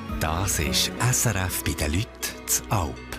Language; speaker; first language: German; native; German